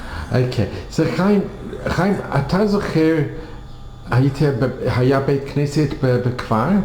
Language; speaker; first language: Hebrew; non-native, fluent; English